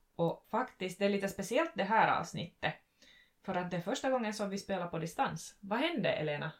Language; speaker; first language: Swedish; native; Swedish